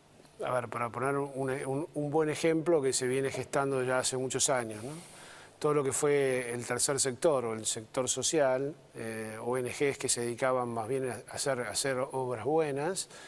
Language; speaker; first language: Spanish; native; Spanish